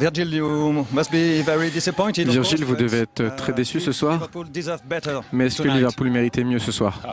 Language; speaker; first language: French; native; French